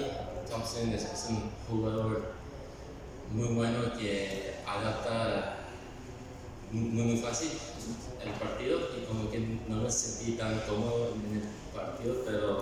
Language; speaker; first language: Spanish; early bilingual, heritage; Spanish